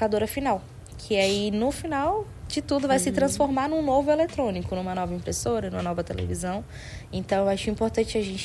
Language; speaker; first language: Portuguese; native; Portuguese